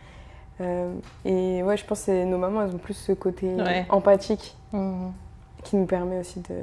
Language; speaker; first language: French; early bilingual, other home language; Arabic